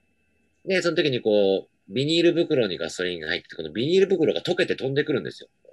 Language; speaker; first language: Japanese; native; Japanese